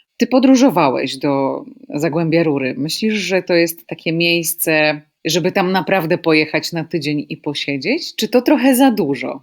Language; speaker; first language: Polish; native; Polish